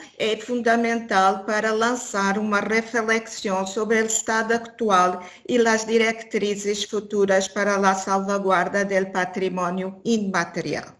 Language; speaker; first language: Spanish; non-native, learner; Portuguese